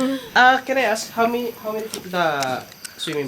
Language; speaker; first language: English; non-native, local second language; Filipino